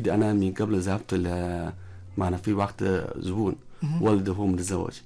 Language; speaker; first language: Arabic; non-native, learner; Chinese